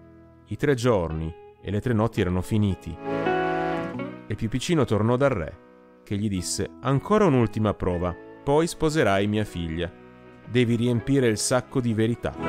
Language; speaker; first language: Italian; native; Italian